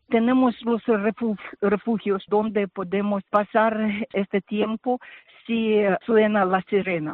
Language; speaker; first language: Spanish; non-native, fluent; Ukrainian